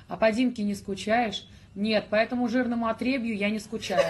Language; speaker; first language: Russian; native; Russian